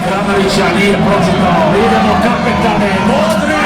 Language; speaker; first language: Bosnian; native; Bosnian